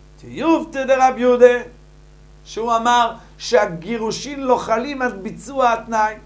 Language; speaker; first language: Hebrew; native; Hebrew